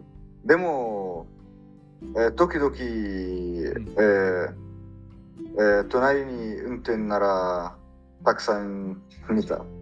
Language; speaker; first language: Japanese; non-native, learner; Arabic